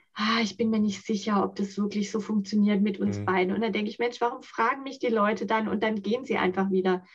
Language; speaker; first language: German; non-native, local second language; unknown